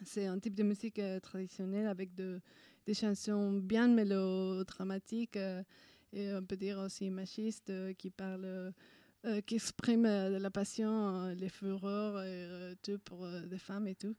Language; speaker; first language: French; non-native, fluent; Spanish